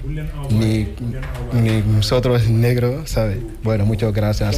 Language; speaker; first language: Spanish; non-native, learner; Wolof